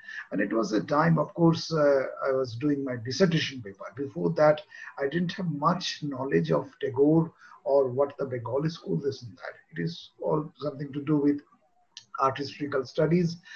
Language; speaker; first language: English; non-native, local second language; Bangla